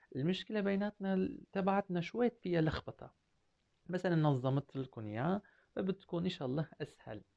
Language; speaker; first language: Arabic; non-native, fluent; Turkish